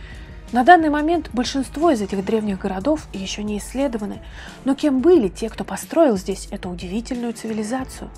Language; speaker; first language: Russian; native; Russian